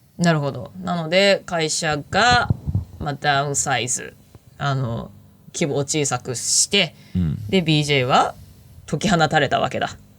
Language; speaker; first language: Japanese; native; Japanese